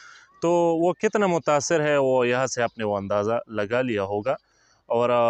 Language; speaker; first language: Urdu; native; Urdu